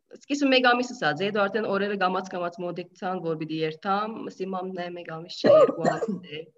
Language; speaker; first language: Armenian; early bilingual, heritage; Armenian